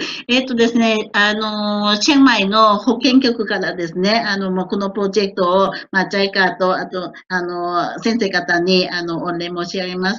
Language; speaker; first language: Japanese; non-native, fluent; Thai